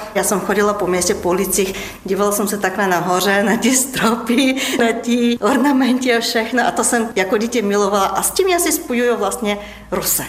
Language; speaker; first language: Czech; non-native, fluent; Bulgarian